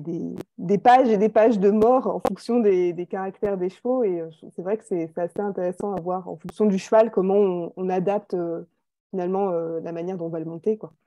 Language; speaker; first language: French; native; French